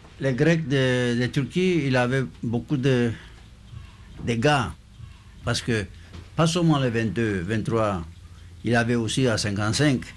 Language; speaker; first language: French; non-native, fluent; Greek